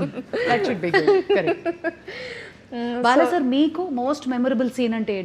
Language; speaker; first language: Telugu; native; Telugu